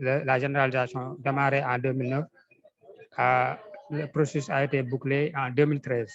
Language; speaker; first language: French; non-native, local second language; Wolof